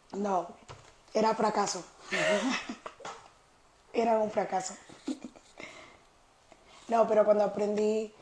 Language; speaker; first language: Spanish; early bilingual, heritage; Spanish